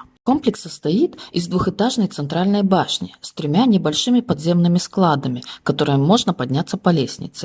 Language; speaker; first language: Russian; native; Russian